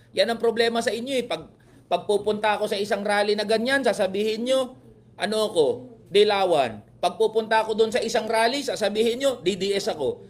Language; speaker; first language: Filipino; native; Filipino